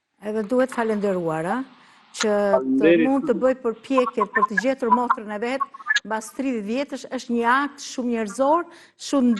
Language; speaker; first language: Albanian; native; Albanian